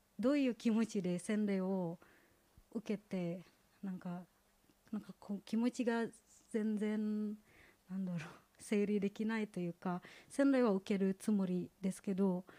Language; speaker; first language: Japanese; non-native, fluent; Indonesian